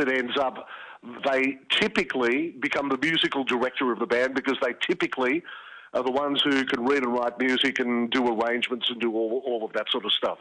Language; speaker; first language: English; early bilingual, other home language; Greek